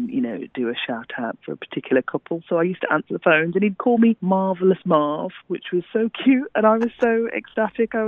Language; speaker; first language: English; native; English